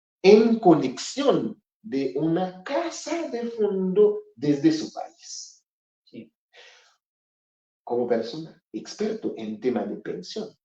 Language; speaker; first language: Spanish; non-native, fluent; Haitian Creole